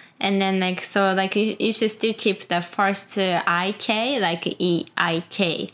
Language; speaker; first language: English; non-native, fluent; Japanese